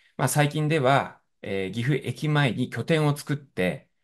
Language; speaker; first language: Japanese; native; Japanese